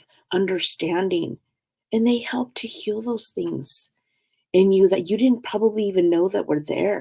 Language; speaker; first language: English; native; English